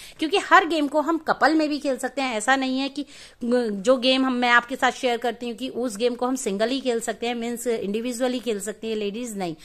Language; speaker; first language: Hindi; native; Hindi